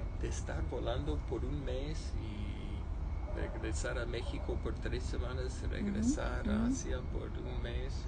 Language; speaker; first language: Spanish; non-native, fluent; English